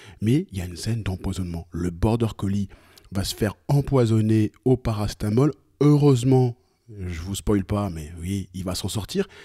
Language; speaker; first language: French; native; French